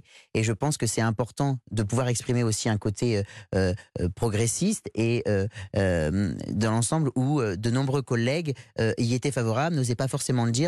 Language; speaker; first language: French; native; French